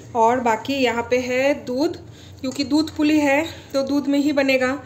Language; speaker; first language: Hindi; non-native, local second language; Bangla